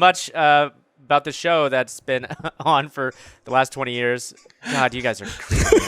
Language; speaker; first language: English; native; English